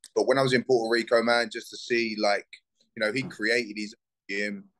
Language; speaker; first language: English; native; English